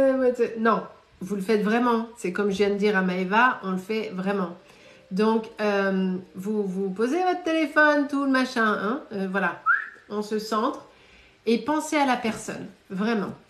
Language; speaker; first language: French; native; French